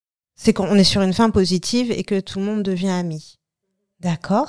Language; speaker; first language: French; native; French